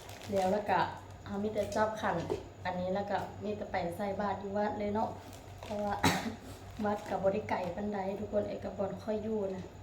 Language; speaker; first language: Thai; non-native, local second language; Lao